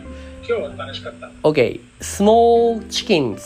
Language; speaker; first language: Japanese; non-native, learner; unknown